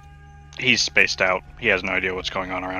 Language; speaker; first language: English; native; English